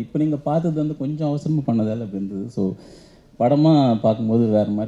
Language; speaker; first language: Tamil; native; Tamil